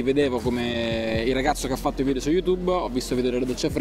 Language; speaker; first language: Italian; native; Italian